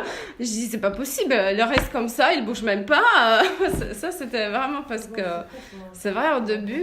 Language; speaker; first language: French; non-native, fluent; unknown